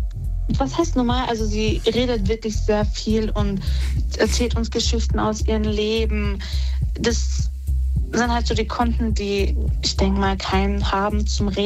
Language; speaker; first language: German; native; German